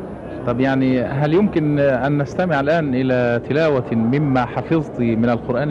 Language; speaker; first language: Arabic; native; Arabic